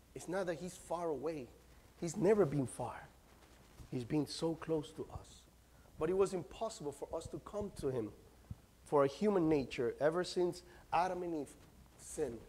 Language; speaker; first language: English; non-native, fluent; Spanish